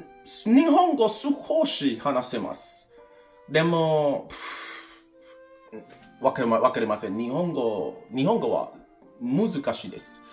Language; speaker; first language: Japanese; non-native, learner; English